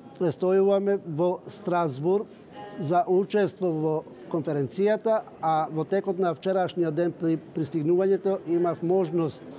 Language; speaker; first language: Macedonian; non-native, local second language; Albanian